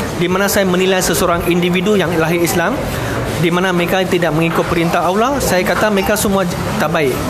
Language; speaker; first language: Malay; non-native, local second language; Chinese